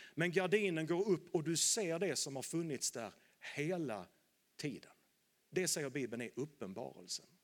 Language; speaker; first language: Swedish; native; Swedish